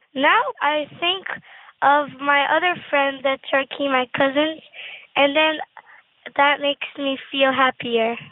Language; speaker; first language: English; non-native, fluent; Turkish